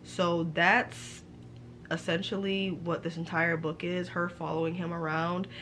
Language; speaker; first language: English; native; English